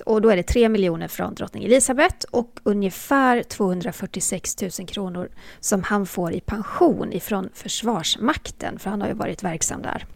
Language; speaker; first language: Swedish; native; Swedish